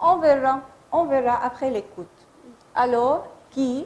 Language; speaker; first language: French; non-native, fluent; Arabic